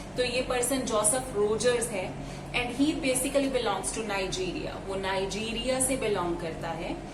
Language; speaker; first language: Hindi; native; Hindi